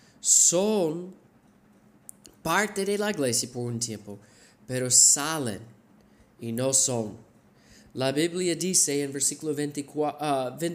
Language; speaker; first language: Spanish; non-native, fluent; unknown